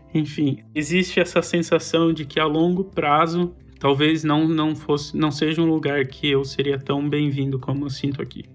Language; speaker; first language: Portuguese; native; Portuguese